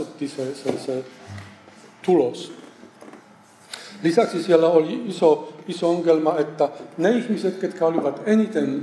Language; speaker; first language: Finnish; non-native, fluent; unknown